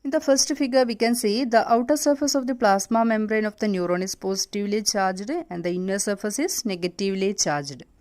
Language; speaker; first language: English; non-native, local second language; Malayalam